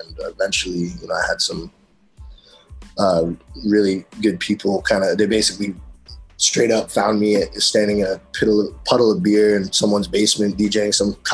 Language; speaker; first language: English; native; English